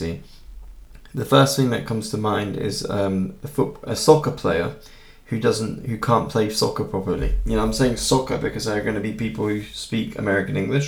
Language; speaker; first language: English; native; English